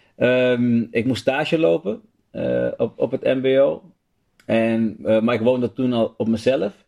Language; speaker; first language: Dutch; native; Dutch